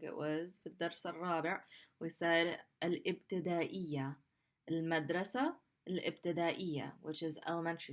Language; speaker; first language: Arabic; non-native, fluent; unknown